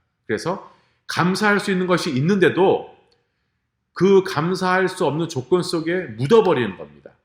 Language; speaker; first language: Korean; native; Korean